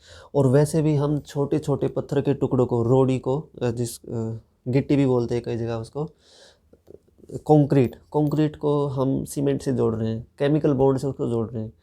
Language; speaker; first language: Hindi; native; Hindi